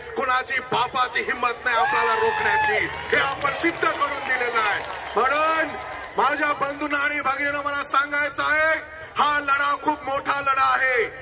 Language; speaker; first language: Marathi; non-native, local second language; Lambadi